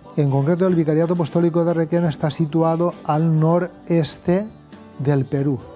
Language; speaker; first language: Spanish; native; Spanish